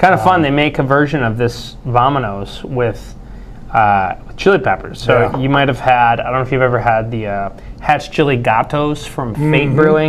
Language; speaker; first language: English; non-native, fluent; Spanish